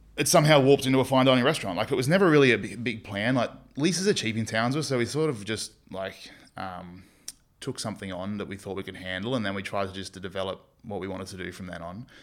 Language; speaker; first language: English; native; English